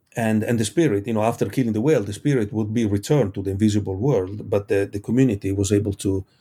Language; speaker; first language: English; non-native, fluent; Italian